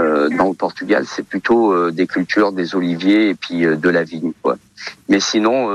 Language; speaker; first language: French; early bilingual, other home language; Portuguese